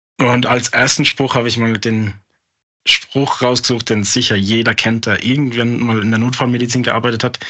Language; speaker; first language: German; native; German